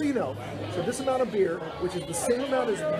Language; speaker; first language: English; native; English